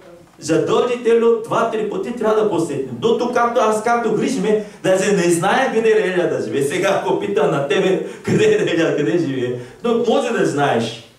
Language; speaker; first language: Bulgarian; non-native, learner; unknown